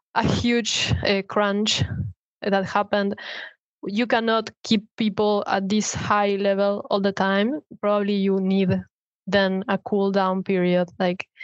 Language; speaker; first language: English; non-native, fluent; Spanish